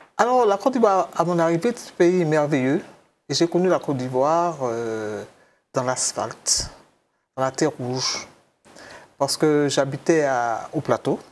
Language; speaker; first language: French; native; French